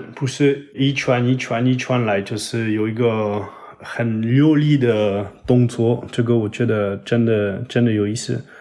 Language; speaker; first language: Chinese; non-native, learner; French